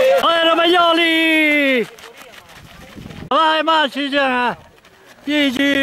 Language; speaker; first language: Italian; native; Italian